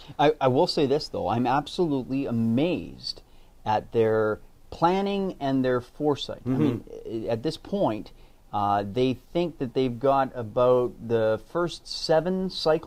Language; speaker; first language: English; native; English